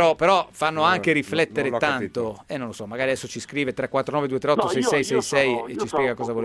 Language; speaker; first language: Italian; native; Italian